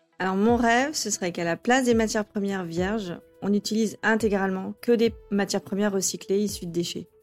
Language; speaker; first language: French; native; French